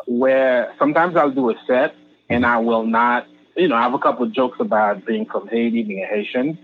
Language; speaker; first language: English; non-native, fluent; Haitian Creole